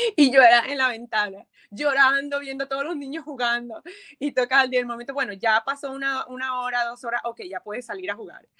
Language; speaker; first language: Spanish; native; Spanish